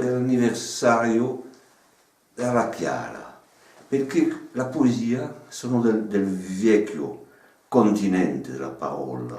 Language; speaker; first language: Italian; non-native, learner; French